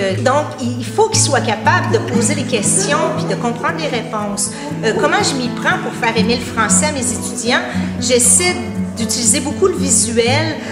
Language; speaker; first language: French; native; French